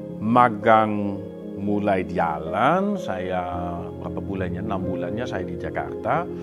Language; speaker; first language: Indonesian; non-native, fluent; Dutch